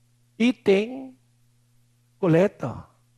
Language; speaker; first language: Portuguese; non-native, learner; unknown